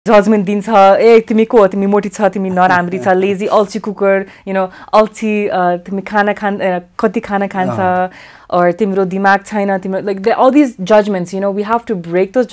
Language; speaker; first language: Nepali; early bilingual, heritage; English